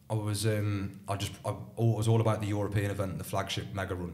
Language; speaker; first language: English; native; English